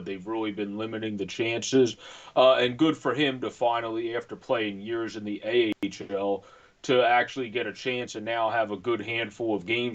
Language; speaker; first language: English; native; English